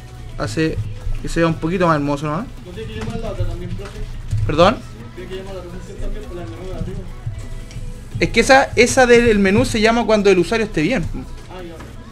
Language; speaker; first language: Spanish; native; Spanish